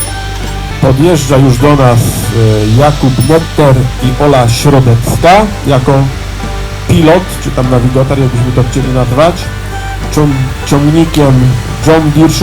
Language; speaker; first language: Polish; native; Polish